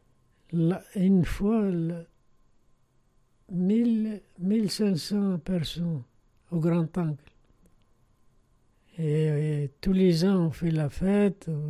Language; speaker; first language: French; non-native, fluent; Arabic